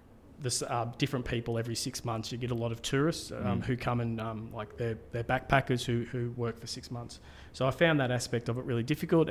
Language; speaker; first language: English; native; English